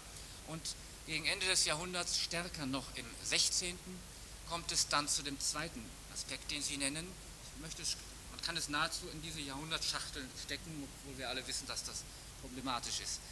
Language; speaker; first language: German; native; German